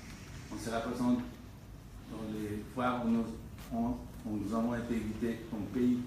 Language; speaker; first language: French; non-native, fluent; Spanish